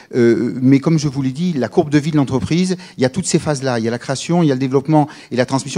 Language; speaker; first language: French; native; French